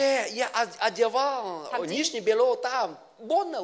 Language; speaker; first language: Russian; non-native, learner; Vietnamese